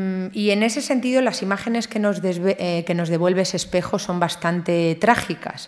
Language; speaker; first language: Spanish; native; Spanish